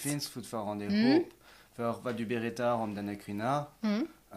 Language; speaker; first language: Swedish; non-native, fluent; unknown